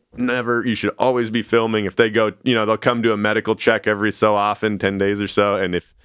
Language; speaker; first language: English; native; English